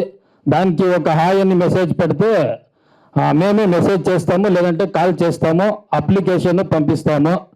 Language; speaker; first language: Telugu; non-native, local second language; Kannada